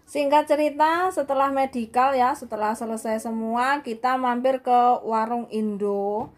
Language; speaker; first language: Indonesian; non-native, local second language; Javanese